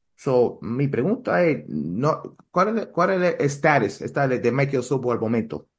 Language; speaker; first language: Spanish; early bilingual, heritage; Spanish